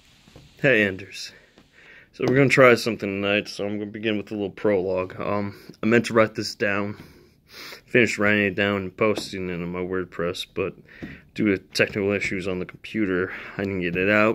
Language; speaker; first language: English; native; English